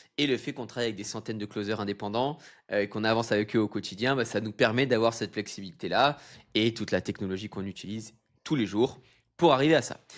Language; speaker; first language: French; native; French